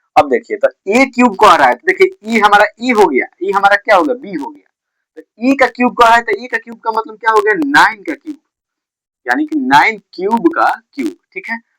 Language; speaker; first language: Hindi; native; Hindi